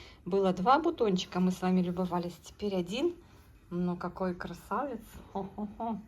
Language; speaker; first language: Russian; native; Russian